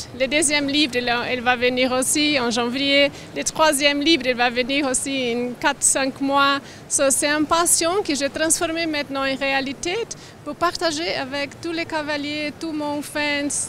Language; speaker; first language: French; non-native, learner; Portuguese